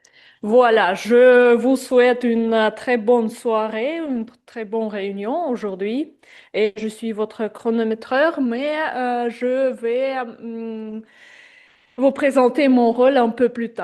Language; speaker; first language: French; non-native, fluent; Russian